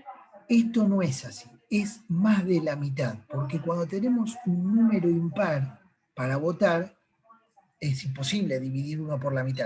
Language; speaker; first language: Spanish; native; Spanish